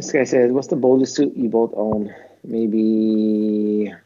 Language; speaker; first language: English; native; English